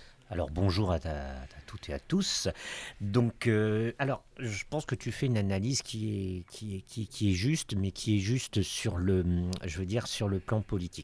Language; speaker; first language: French; native; French